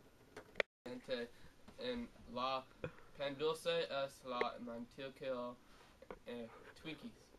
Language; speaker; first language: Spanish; non-native, learner; English